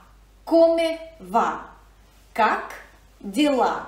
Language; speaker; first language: Russian; non-native, fluent; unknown